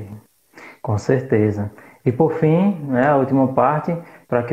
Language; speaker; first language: Portuguese; native; Portuguese